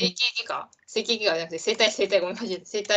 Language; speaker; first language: Chinese; non-native, learner; Japanese